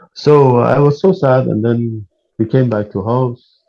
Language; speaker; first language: English; non-native, fluent; Persian